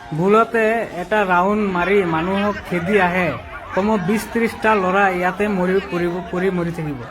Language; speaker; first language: Assamese; non-native, local second language; Bangla